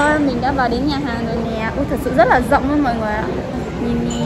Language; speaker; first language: Vietnamese; native; Vietnamese